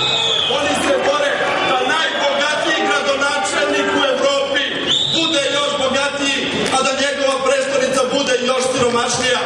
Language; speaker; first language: Serbian; native; Serbian